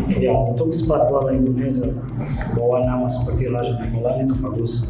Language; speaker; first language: Indonesian; non-native, fluent; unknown